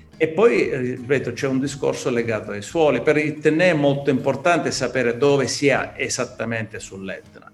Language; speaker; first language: Italian; native; Italian